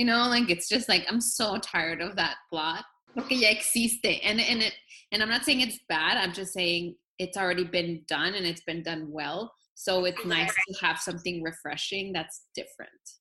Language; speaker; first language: English; early bilingual, other home language; Spanish